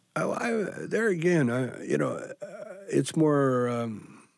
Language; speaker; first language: English; native; English